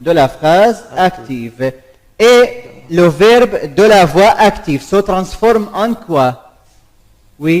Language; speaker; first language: French; non-native, fluent; Arabic